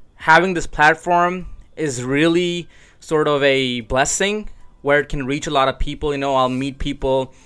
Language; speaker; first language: English; non-native, local second language; Urdu